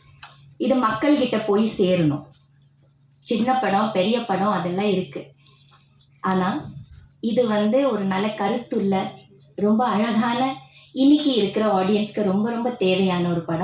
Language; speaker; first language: Tamil; non-native, fluent; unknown